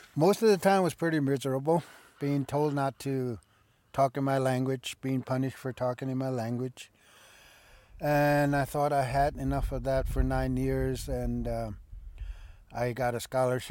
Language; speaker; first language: English; early bilingual, other home language; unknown